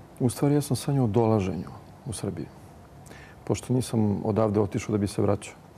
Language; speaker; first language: Serbian; early bilingual, heritage; Serbian